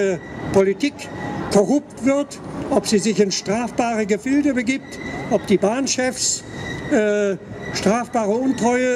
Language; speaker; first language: German; native; German